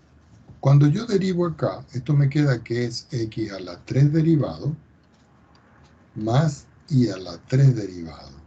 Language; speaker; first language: Spanish; native; Spanish